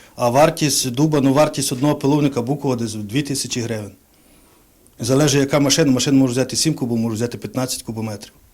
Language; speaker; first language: Ukrainian; native; Ukrainian